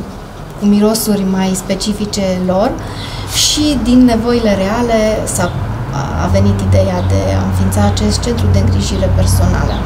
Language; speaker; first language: Romanian; native; Romanian